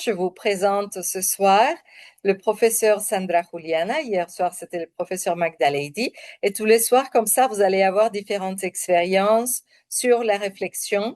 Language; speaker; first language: French; non-native, fluent; Spanish